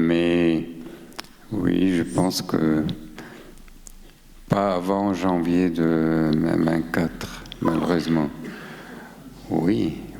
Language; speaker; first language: French; non-native, local second language; German